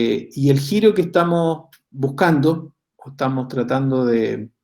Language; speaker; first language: Spanish; native; Spanish